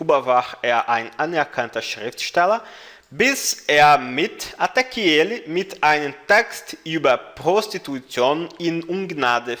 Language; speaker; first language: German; non-native, fluent; Portuguese